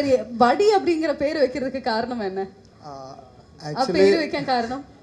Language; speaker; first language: Tamil; native; Tamil